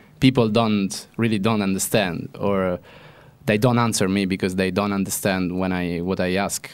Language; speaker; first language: English; non-native, fluent; Italian